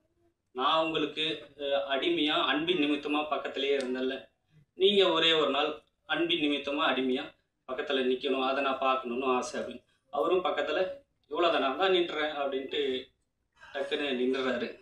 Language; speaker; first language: Tamil; native; Tamil